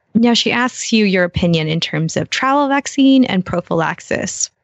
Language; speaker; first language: English; early bilingual, other home language; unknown